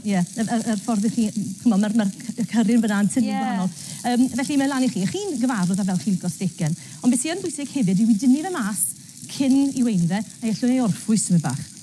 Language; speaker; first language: Welsh; native; Welsh